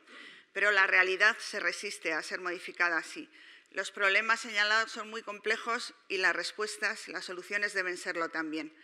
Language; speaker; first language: Spanish; native; Spanish